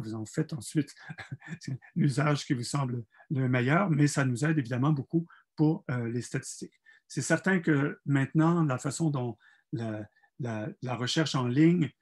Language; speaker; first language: French; native; French